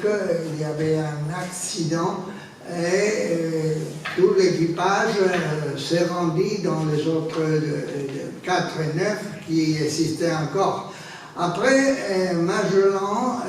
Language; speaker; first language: French; non-native, fluent; Spanish